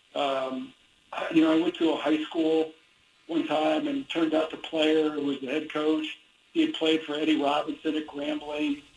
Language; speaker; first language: English; native; English